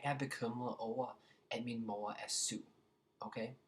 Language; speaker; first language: Danish; non-native, learner; English